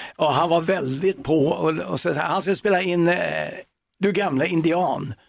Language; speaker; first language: Swedish; native; Swedish